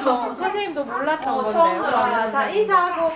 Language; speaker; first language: Korean; native; Korean